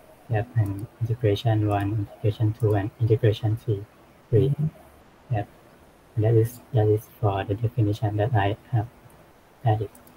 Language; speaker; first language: English; non-native, fluent; Thai